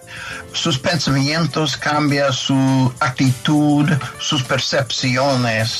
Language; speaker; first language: Spanish; non-native, fluent; English